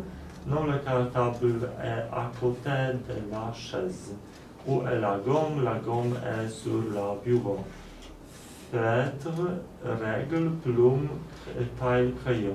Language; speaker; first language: French; non-native, learner; Polish